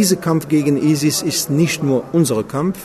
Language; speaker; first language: German; non-native, fluent; Kurdish